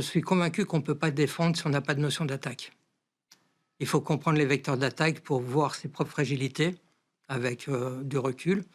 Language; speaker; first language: French; native; French